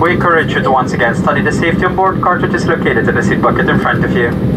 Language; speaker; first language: English; non-native, fluent; Dutch